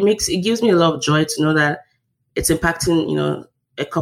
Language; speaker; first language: English; non-native, local second language; Yoruba